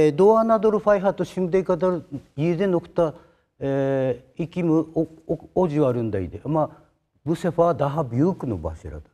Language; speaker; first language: Turkish; non-native, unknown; Japanese